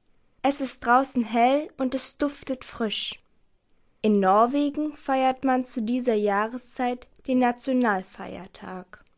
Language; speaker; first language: German; non-native, learner; Norwegian